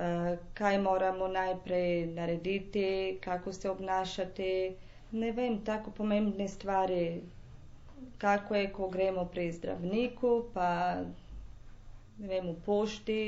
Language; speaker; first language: Slovenian; non-native, local second language; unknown